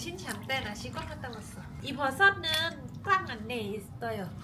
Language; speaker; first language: Korean; non-native, learner; Thai